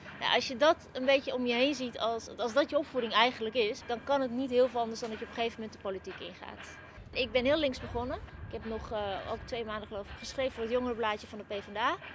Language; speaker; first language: Dutch; early bilingual, other home language; Turkish